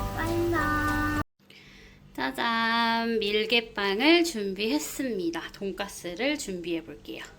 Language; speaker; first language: Korean; native; Korean